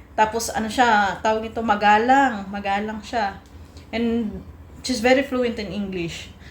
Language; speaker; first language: Filipino; native; Filipino